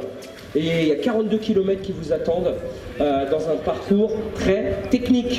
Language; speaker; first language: French; native; French